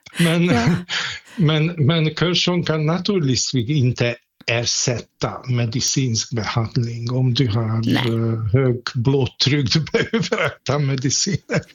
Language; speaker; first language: Swedish; non-native, fluent; Hungarian